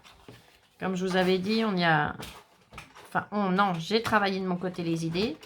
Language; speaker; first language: French; native; French